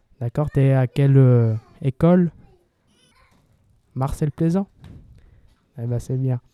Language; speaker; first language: French; native; French